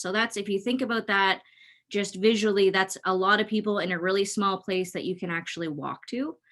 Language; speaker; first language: English; native; English